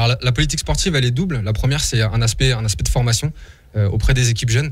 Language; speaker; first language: French; native; French